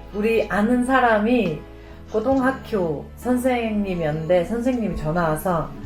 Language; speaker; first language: Korean; non-native, fluent; Mongolian